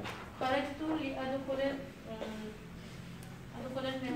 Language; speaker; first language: Arabic; non-native, learner; Urdu